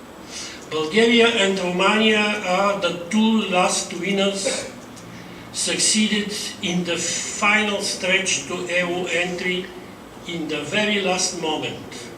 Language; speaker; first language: English; non-native, fluent; Bulgarian